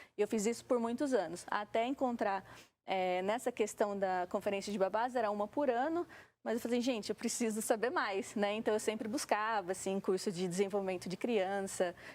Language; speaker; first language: Portuguese; native; Portuguese